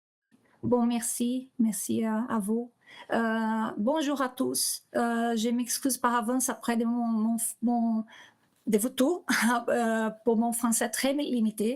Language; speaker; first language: French; non-native, learner; Portuguese